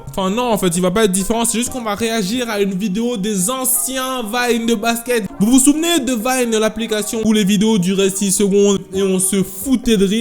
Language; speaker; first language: French; native; French